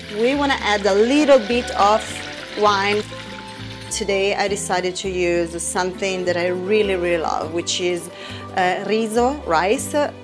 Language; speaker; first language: English; non-native, fluent; Italian